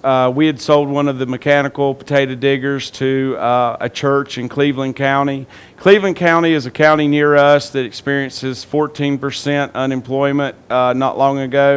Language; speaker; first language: English; native; English